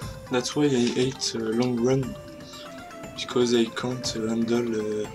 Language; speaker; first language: English; non-native, learner; French